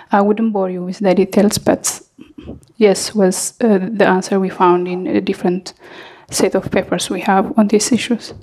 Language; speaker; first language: English; non-native, fluent; Amharic